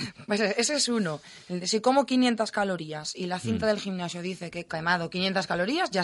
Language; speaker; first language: Spanish; native; Spanish